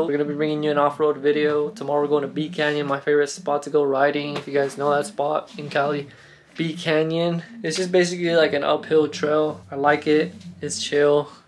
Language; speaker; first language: English; early bilingual, other home language; Spanish